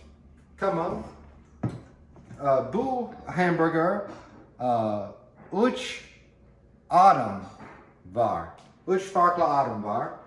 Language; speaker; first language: Turkish; non-native, learner; English